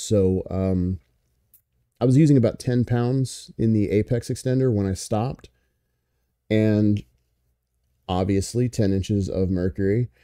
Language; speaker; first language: English; native; English